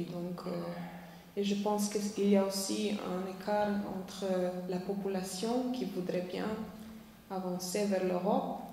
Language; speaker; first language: French; non-native, fluent; Slovenian